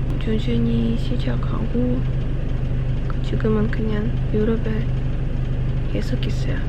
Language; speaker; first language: Korean; non-native, fluent; Ukrainian